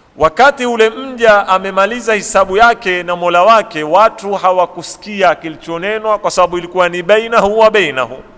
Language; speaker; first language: Swahili; native; Swahili